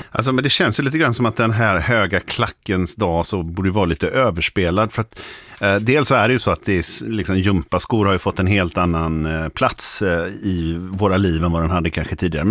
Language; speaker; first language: Swedish; native; Swedish